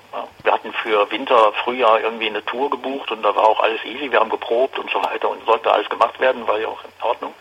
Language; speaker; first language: German; native; German